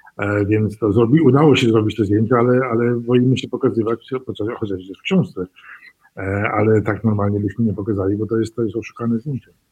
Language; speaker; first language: Polish; early bilingual, heritage; Polish